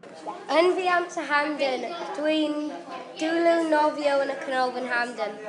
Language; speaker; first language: Welsh; non-native, learner; English